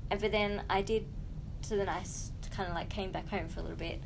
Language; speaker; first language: English; native; English